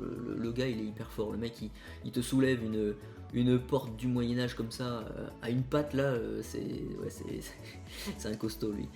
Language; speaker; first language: French; native; French